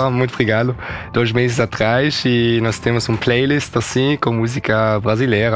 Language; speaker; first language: Portuguese; early bilingual, heritage; German